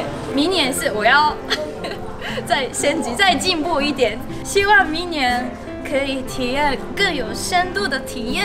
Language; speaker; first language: Chinese; non-native, fluent; Japanese